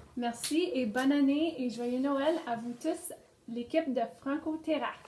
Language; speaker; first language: French; native; French